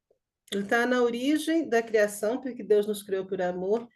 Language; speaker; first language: Portuguese; native; Portuguese